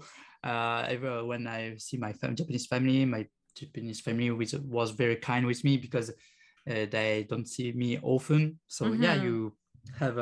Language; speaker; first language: English; non-native, learner; French